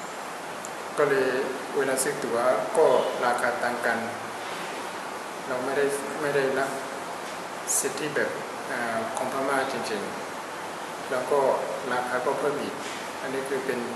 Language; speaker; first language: Thai; non-native, fluent; Burmese